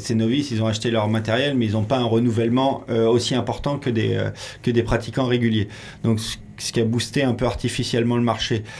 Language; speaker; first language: French; native; French